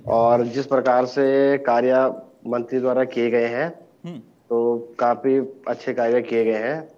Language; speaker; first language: Hindi; native; Hindi